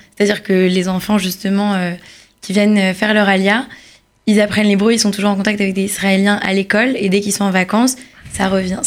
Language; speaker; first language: French; native; French